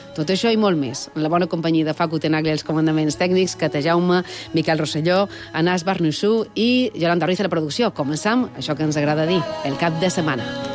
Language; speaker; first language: Catalan; native; Catalan